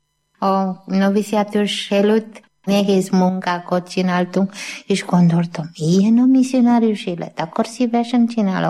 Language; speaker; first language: Hungarian; non-native, learner; Malayalam